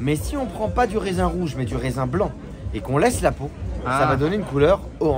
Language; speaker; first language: French; native; French